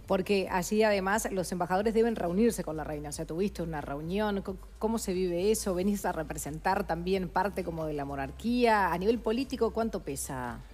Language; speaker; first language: Spanish; native; Spanish